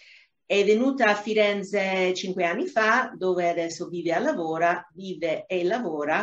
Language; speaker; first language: Italian; non-native, fluent; English